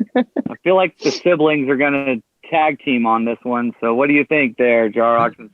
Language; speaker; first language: English; native; English